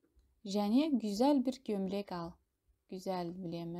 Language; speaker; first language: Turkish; non-native, fluent; Kazakh